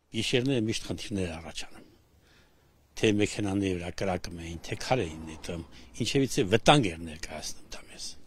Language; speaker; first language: Armenian; native; Armenian